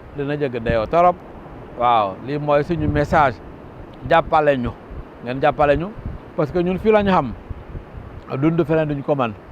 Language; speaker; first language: Wolof; non-native, local second language; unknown